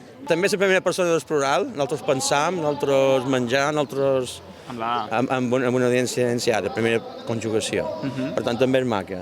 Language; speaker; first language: Catalan; native; Catalan